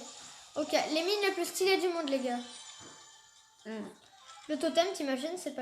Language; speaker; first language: French; native; French